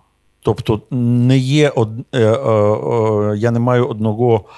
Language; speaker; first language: Ukrainian; non-native, local second language; Russian